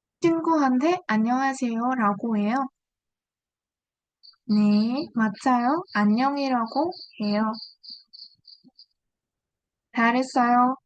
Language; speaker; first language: Korean; non-native, learner; Vietnamese